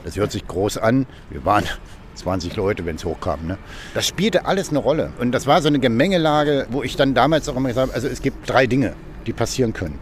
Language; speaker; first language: German; native; German